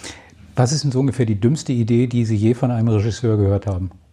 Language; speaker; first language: German; native; German